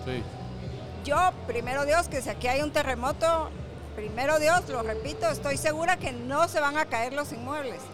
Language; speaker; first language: Spanish; native; Spanish